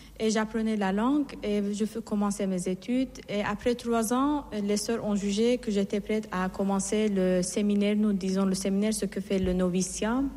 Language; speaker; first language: French; non-native, fluent; Persian